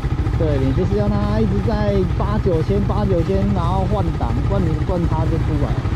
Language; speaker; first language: Chinese; native; Chinese